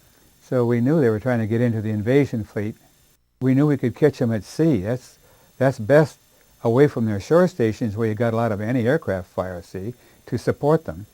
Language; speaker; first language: English; native; English